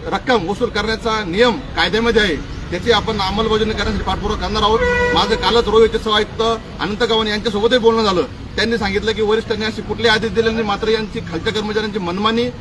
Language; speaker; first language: Marathi; native; Marathi